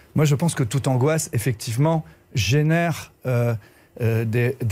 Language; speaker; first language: French; native; French